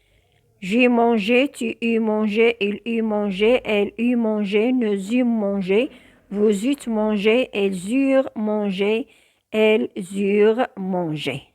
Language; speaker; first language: French; non-native, local second language; Arabic